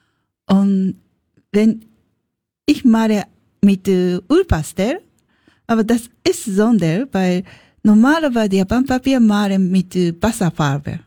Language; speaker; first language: German; non-native, learner; Japanese